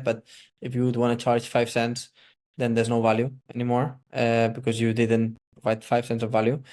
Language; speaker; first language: English; non-native, fluent; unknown